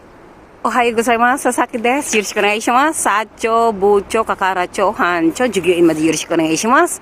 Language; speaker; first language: Japanese; non-native, learner; Filipino